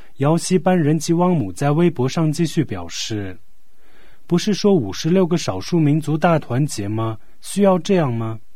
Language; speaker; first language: Chinese; non-native, local second language; Tibetan